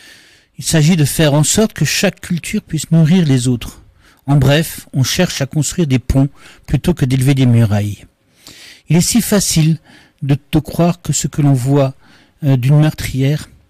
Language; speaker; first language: French; native; French